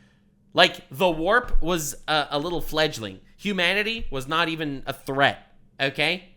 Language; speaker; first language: English; native; English